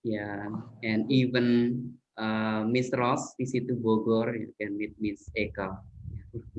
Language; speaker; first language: English; non-native, fluent; Indonesian